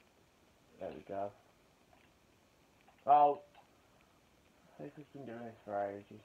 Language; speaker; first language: English; native; English